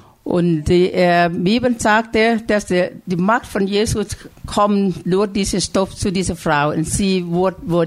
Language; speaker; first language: German; non-native, learner; Thai